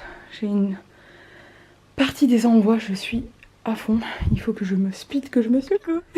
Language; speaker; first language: French; native; French